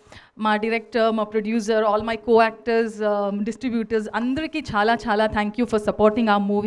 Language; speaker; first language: Telugu; non-native, fluent; Kannada